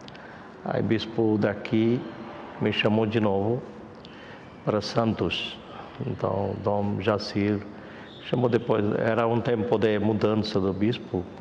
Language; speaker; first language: Portuguese; non-native, fluent; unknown